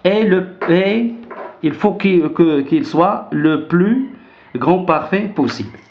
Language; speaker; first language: French; non-native, local second language; Arabic